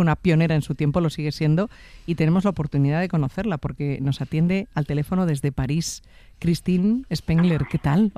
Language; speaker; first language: Spanish; native; Spanish